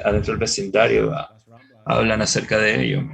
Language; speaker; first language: Spanish; non-native, fluent; English